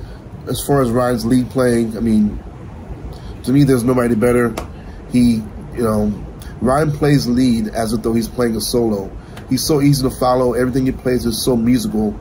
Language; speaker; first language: English; native; English